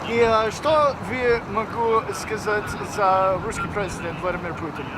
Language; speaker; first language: Russian; non-native, learner; English